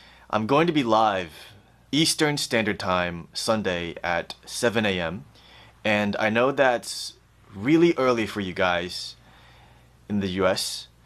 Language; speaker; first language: English; early bilingual, other home language; Chinese